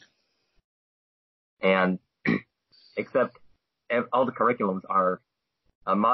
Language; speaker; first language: English; non-native, fluent; Chinese